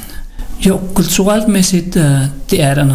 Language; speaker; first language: Danish; early bilingual, other home language; Filipino